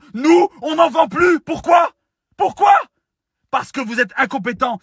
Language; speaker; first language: French; native; French